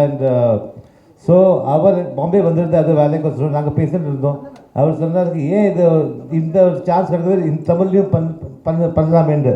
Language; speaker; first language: Tamil; early bilingual, heritage; Tamil